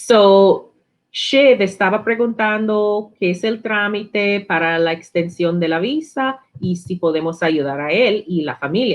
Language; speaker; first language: Spanish; non-native, learner; English